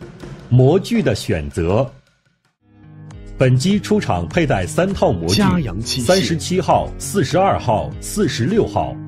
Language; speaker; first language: Chinese; native; Chinese